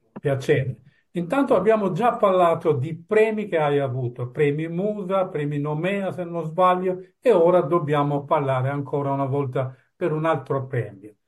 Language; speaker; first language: Italian; non-native, fluent; Albanian